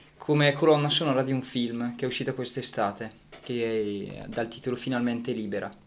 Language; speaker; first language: Italian; native; Italian